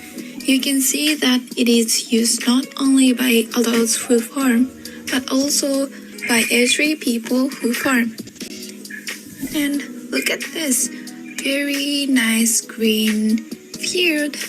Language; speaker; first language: English; non-native, learner; Japanese